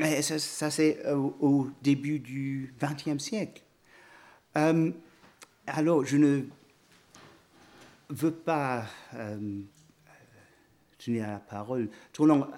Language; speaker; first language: French; non-native, fluent; English